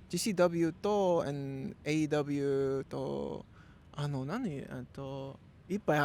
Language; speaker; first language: Japanese; non-native, learner; English